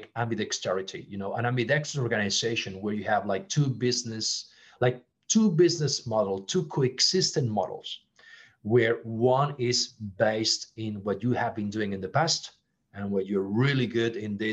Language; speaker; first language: English; non-native, fluent; Spanish